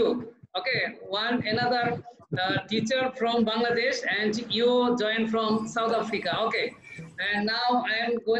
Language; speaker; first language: English; non-native, learner; Bangla